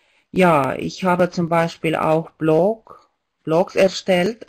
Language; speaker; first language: German; non-native, fluent; Estonian